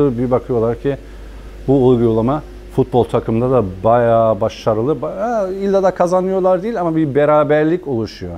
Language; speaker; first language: Turkish; non-native, fluent; German